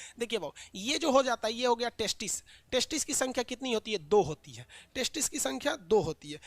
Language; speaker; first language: Hindi; native; Hindi